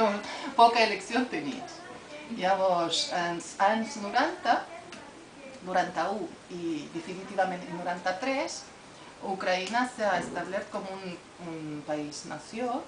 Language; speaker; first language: Catalan; non-native, fluent; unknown